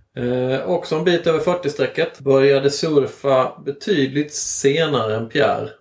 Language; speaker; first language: Swedish; native; Swedish